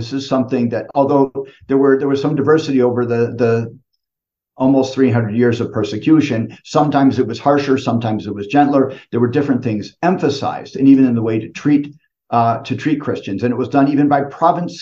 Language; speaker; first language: English; native; English